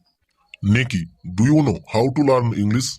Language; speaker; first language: English; non-native, local second language; Bangla